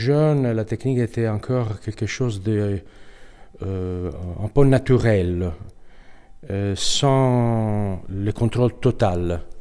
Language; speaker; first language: French; non-native, learner; Italian